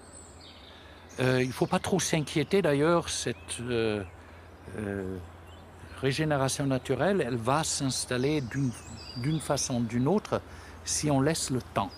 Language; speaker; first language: French; native; French